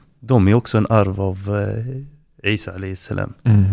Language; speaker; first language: Swedish; non-native, fluent; Arabic